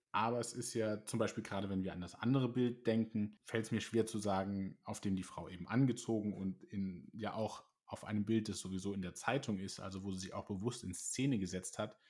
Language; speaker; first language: German; native; German